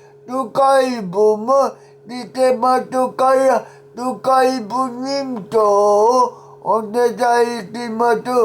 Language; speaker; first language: Japanese; non-native, learner; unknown